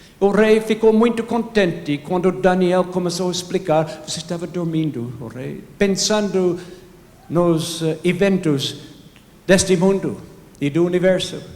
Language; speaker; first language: Portuguese; non-native, fluent; English